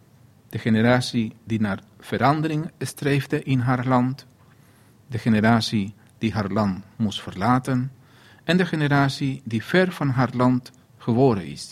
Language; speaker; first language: Dutch; non-native, fluent; Spanish